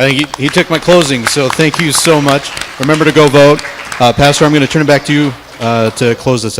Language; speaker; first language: English; native; English